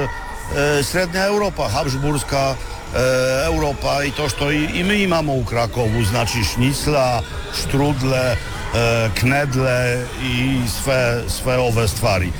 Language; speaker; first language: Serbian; non-native, learner; Polish